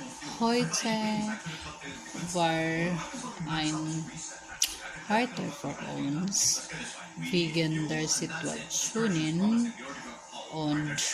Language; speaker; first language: German; non-native, learner; Filipino